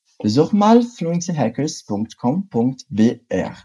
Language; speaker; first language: German; non-native, fluent; Portuguese